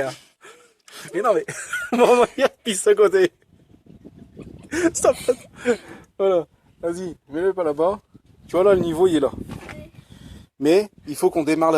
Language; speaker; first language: French; native; French